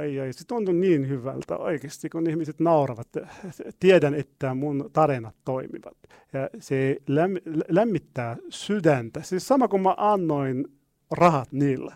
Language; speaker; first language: Finnish; non-native, learner; Arabic